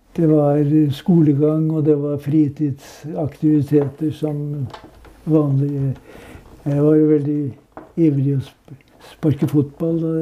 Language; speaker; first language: Norwegian; native; Norwegian